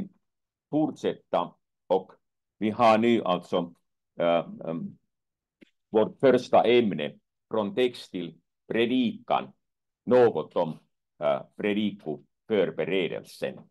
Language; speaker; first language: Swedish; non-native, fluent; Finnish